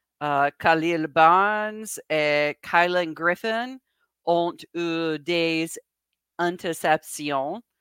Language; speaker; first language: French; non-native, learner; English